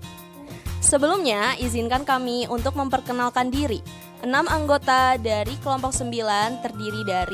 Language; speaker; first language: Indonesian; native; Indonesian